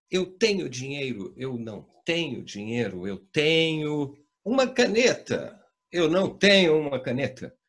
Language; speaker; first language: Portuguese; native; Portuguese